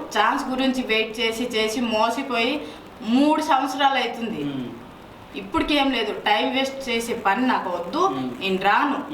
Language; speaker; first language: Telugu; non-native, local second language; Odia